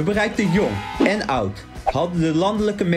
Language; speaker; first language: Dutch; native; Dutch